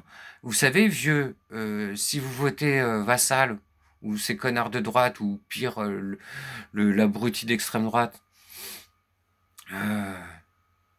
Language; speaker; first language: French; native; French